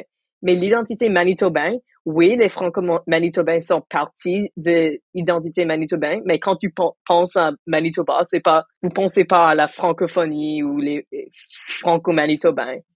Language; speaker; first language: French; non-native, local second language; English